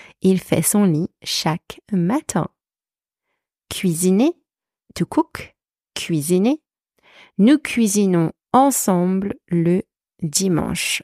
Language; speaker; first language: French; native; French